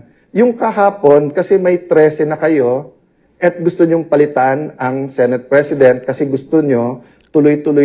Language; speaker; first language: Filipino; native; Filipino